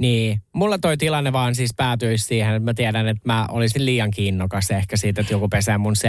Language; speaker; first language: Finnish; native; Finnish